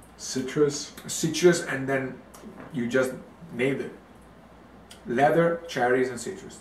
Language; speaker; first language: English; non-native, fluent; Italian